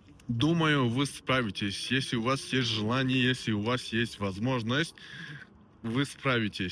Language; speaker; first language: Russian; non-native, local second language; Tajik